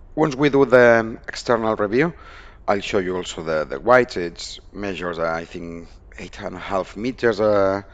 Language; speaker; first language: English; non-native, fluent; Spanish